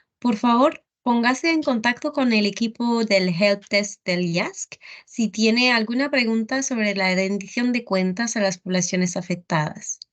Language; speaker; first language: Spanish; non-native, fluent; French